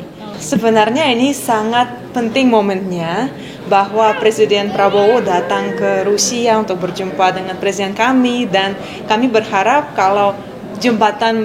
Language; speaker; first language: Indonesian; non-native, fluent; Russian